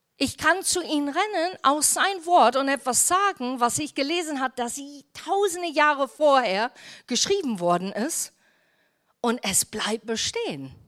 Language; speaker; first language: German; non-native, fluent; English